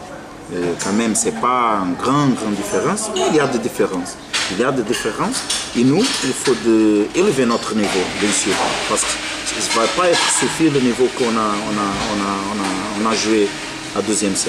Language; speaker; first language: French; non-native, fluent; Portuguese